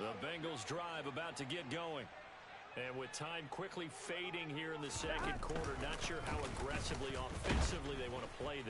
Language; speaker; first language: English; native; English